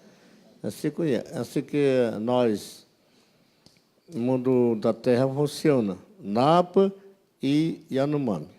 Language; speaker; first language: Portuguese; non-native, local second language; Yanomámi